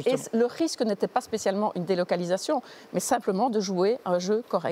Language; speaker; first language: French; native; French